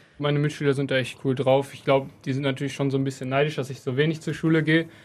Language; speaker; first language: German; native; German